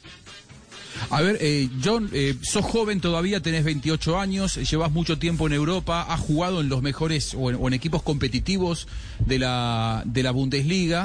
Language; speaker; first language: Spanish; native; Spanish